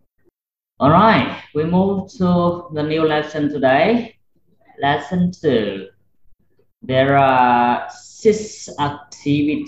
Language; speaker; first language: English; non-native, fluent; Vietnamese